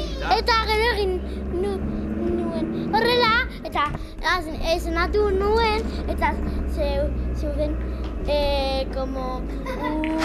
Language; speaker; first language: Basque; non-native, local second language; Spanish